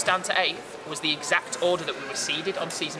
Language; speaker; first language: English; native; English